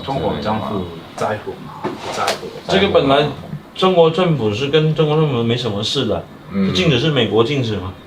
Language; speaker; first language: Chinese; native; Chinese